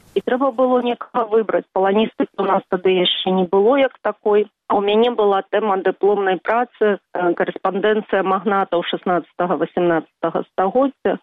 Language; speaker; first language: Belarusian; native; Belarusian